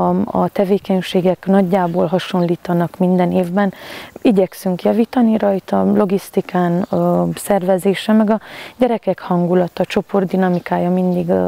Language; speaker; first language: Hungarian; native; Hungarian